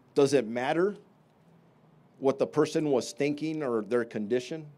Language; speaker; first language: English; early bilingual, other home language; Spanish